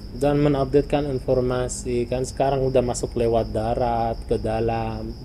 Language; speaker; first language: Indonesian; non-native, fluent; Arabic